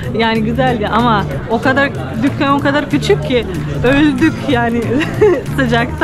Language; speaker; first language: Turkish; non-native, fluent; Slovenian